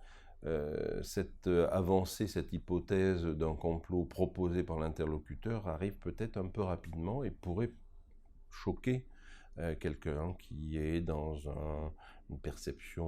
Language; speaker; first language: French; native; French